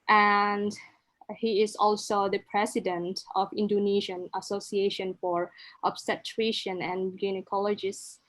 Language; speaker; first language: English; non-native, local second language; Indonesian